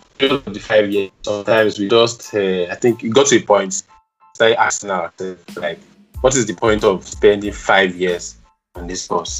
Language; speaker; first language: English; non-native, local second language; Yoruba